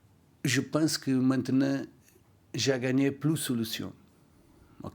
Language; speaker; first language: French; non-native, learner; Portuguese